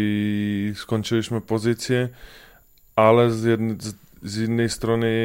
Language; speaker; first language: Polish; non-native, fluent; Czech